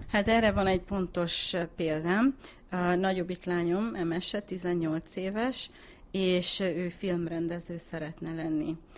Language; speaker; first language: Hungarian; early bilingual, heritage; English